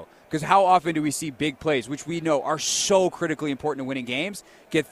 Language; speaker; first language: English; native; English